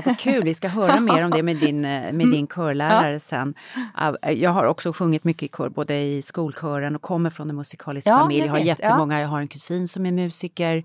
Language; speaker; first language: Swedish; native; Swedish